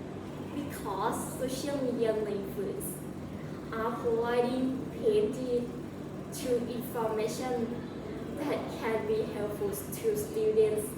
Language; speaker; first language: English; non-native, learner; Thai